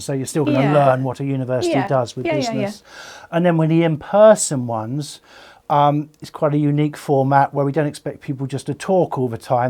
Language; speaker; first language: English; native; English